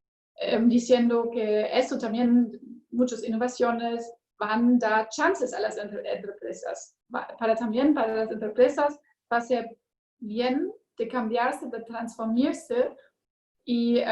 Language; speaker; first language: Spanish; non-native, learner; German